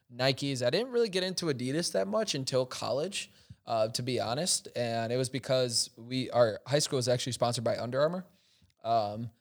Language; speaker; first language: English; native; English